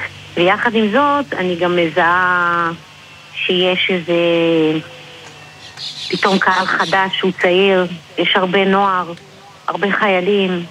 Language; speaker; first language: Hebrew; native; Hebrew